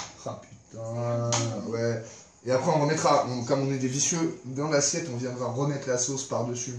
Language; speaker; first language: French; native; French